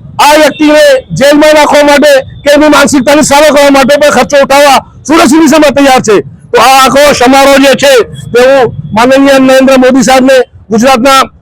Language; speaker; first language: Gujarati; non-native, local second language; Sindhi